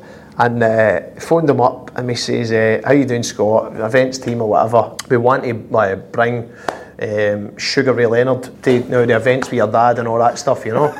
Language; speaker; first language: English; native; English